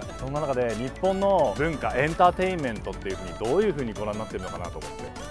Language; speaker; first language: Japanese; native; Japanese